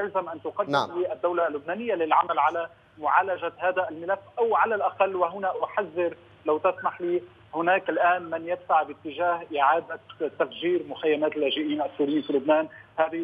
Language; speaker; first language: Arabic; native; Arabic